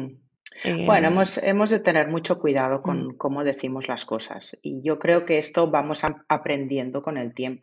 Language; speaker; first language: Spanish; native; Spanish